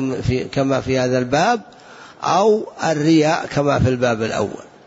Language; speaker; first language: Arabic; native; Arabic